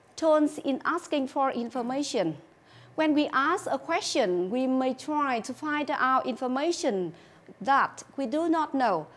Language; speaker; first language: English; non-native, fluent; Vietnamese